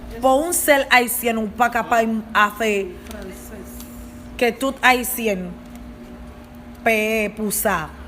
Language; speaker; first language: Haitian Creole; non-native, learner; Spanish